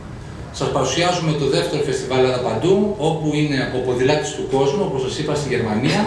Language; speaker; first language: Greek; native; Greek